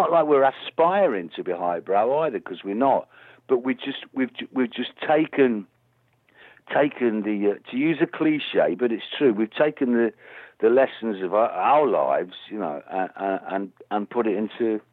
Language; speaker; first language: English; native; English